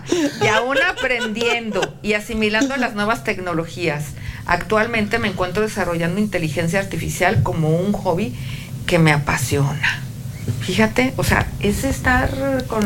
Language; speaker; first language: Spanish; native; Spanish